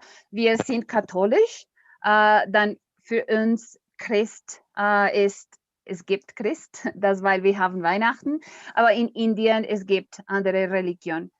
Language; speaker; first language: German; non-native, learner; Spanish